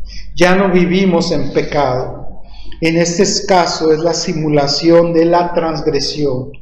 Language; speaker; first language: Spanish; native; Spanish